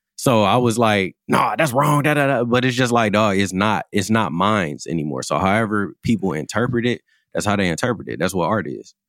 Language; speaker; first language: English; native; English